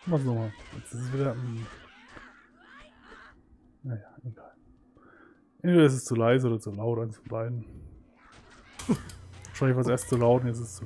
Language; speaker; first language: German; native; German